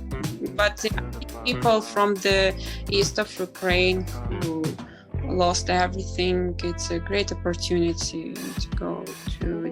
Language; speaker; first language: English; non-native, learner; Ukrainian